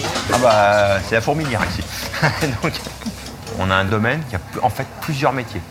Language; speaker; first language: French; native; French